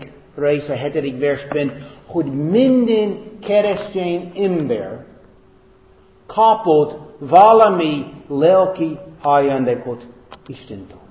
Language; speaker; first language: Hungarian; non-native, fluent; English